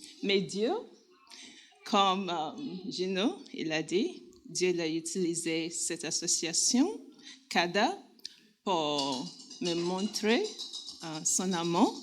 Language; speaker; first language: French; non-native, learner; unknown